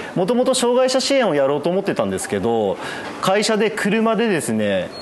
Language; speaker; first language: Japanese; native; Japanese